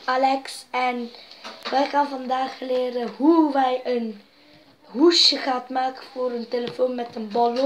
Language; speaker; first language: Dutch; non-native, local second language; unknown